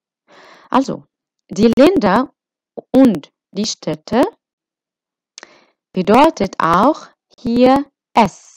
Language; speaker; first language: German; non-native, fluent; Arabic